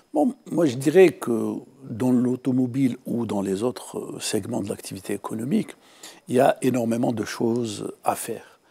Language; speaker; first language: French; non-native, local second language; Arabic